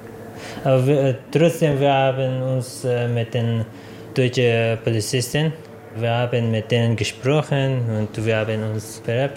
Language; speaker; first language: German; non-native, learner; Persian